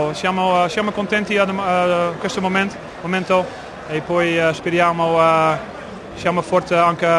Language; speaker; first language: Italian; non-native, learner; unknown